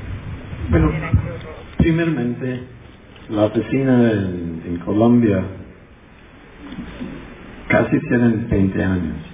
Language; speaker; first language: Spanish; non-native, fluent; English